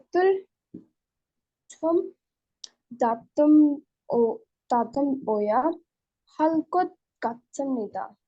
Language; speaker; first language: Korean; non-native, learner; Hindi